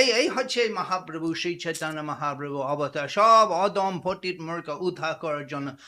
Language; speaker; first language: Bangla; non-native, fluent; English